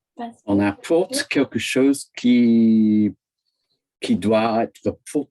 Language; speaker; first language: French; non-native, learner; English